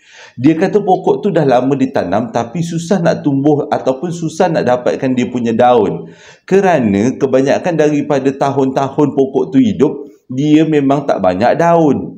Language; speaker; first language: Malay; native; Malay